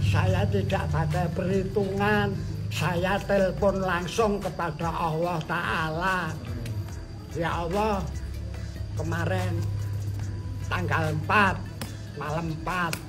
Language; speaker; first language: Indonesian; non-native, local second language; Javanese